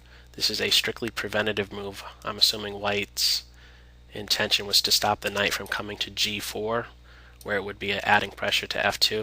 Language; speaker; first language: English; native; English